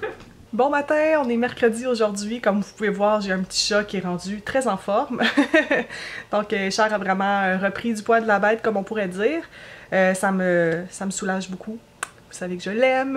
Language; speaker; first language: French; native; French